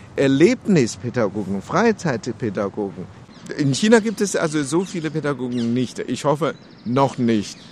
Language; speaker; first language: German; non-native, fluent; Chinese